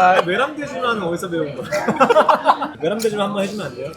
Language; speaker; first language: Korean; native; Korean